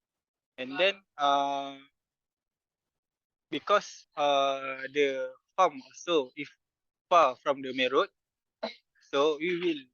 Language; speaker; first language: English; non-native, fluent; Malay